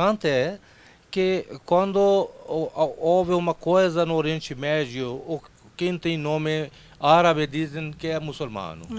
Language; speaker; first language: Portuguese; non-native, fluent; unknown